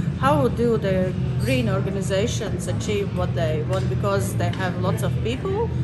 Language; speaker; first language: English; non-native, fluent; Latvian